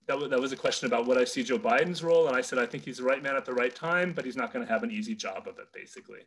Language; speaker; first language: English; native; English